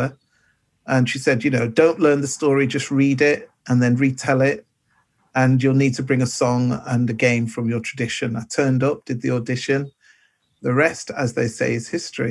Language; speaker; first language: English; native; English